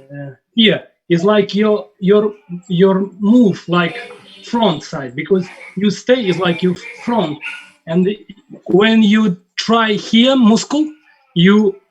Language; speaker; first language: English; non-native, learner; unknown